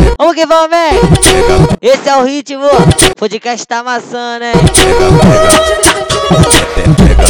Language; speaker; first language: Portuguese; native; Portuguese